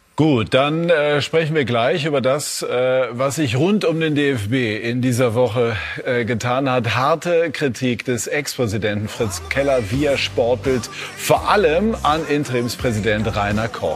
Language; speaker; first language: German; native; German